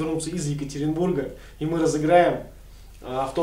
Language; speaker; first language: Russian; native; Russian